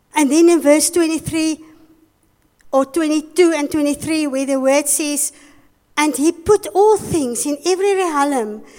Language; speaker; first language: English; non-native, local second language; Afrikaans